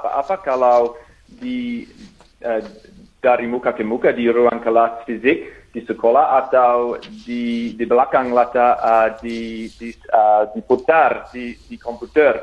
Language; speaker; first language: Indonesian; non-native, fluent; English